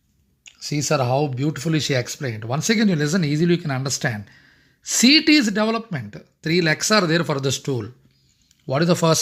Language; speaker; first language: English; non-native, local second language; Telugu